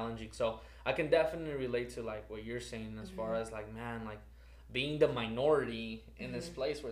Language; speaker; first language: English; early bilingual, other home language; Spanish